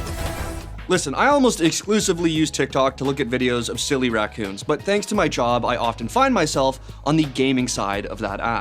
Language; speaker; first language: English; native; English